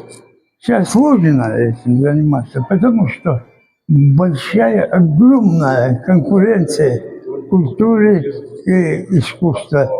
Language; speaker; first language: Russian; non-native, local second language; Chechen